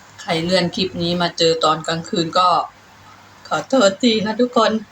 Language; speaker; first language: Thai; native; Thai